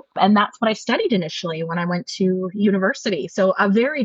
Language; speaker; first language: English; native; English